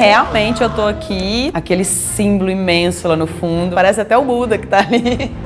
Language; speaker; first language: Portuguese; non-native, fluent; Greek